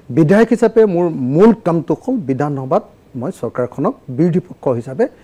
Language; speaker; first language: Assamese; native; Assamese